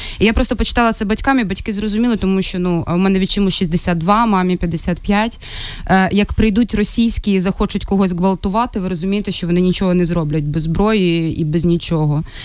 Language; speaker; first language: Ukrainian; non-native, local second language; Russian